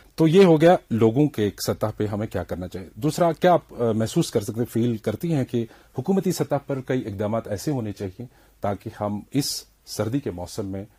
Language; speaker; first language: Hindi; non-native, local second language; Kashmiri